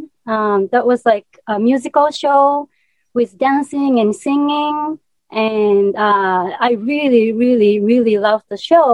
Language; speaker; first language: English; non-native, fluent; Japanese